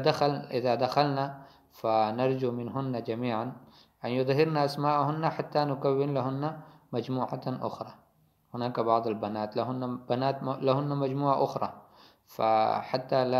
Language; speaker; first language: Arabic; non-native, fluent; Urdu